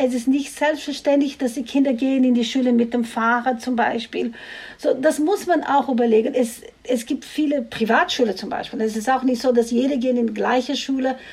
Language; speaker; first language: German; non-native, fluent; Portuguese